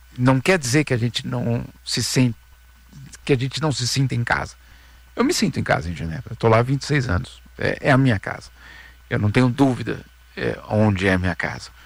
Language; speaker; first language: Portuguese; native; Portuguese